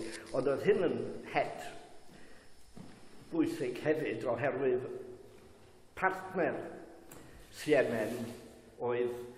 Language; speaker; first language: Welsh; native; Welsh